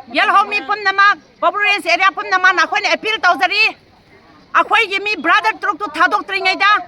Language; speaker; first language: Manipuri; non-native, local second language; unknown